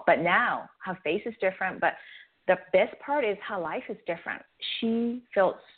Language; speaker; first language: English; non-native, fluent; Japanese